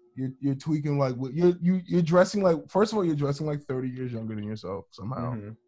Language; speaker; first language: English; native; English